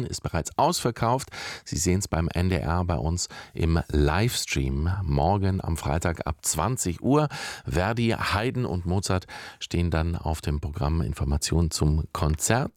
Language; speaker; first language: German; native; German